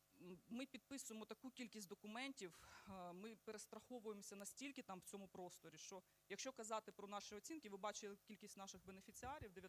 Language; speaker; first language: Ukrainian; native; Ukrainian